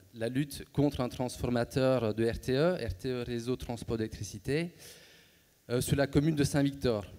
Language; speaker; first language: French; native; French